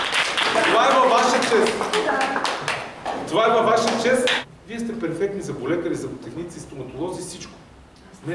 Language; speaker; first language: Bulgarian; native; Bulgarian